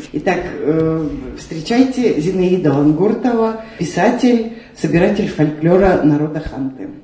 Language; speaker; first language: Russian; native; Russian